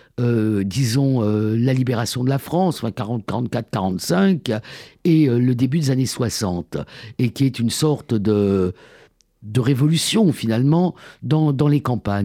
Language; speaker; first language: French; native; French